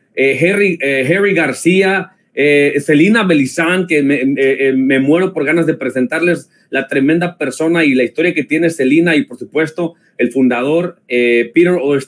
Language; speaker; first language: Spanish; native; Spanish